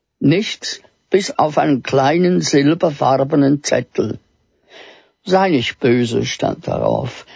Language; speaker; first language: German; native; German